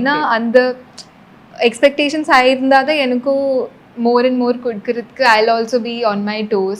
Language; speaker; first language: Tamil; non-native, fluent; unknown